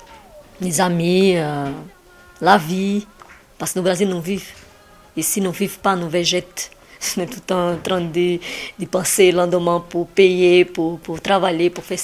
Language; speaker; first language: French; non-native, learner; Portuguese